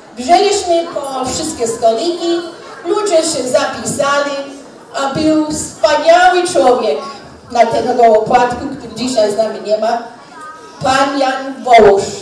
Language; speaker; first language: Polish; early bilingual, heritage; English